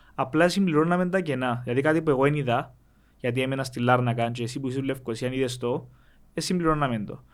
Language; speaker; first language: Greek; native; Greek